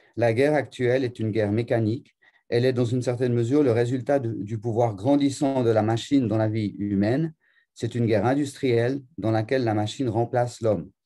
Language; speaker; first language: French; native; French